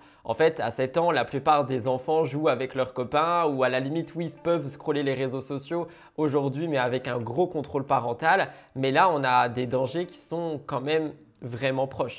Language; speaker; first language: French; native; French